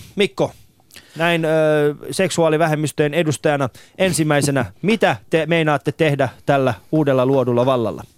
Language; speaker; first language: Finnish; non-native, fluent; Persian